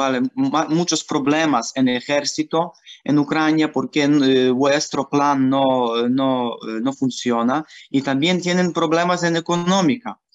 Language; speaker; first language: Spanish; non-native, learner; Ukrainian